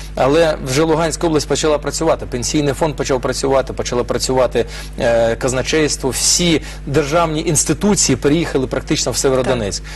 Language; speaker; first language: Ukrainian; non-native, local second language; Russian